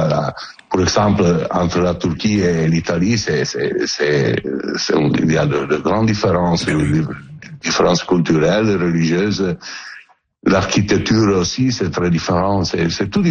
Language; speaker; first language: French; non-native, learner; Italian